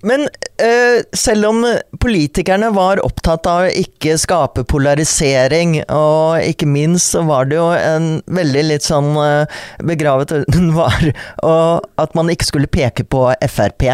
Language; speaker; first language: Norwegian; native; Norwegian